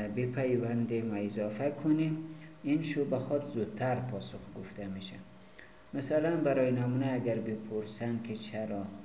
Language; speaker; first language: Persian; native; Persian